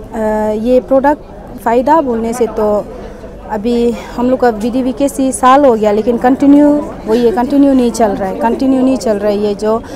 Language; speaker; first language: Hindi; non-native, local second language; Nyishi